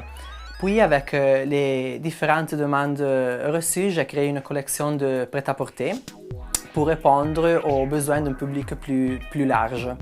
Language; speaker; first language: French; non-native, local second language; Italian